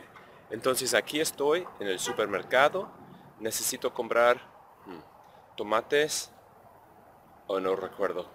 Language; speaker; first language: Spanish; non-native, fluent; English